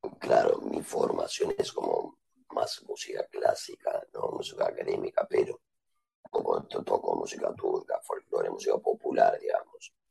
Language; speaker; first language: Spanish; non-native, fluent; Turkish